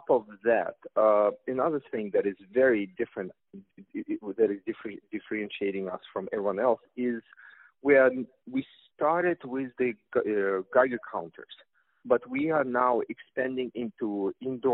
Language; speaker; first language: English; non-native, fluent; Russian